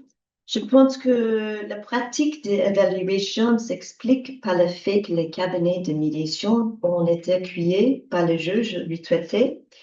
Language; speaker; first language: French; non-native, learner; English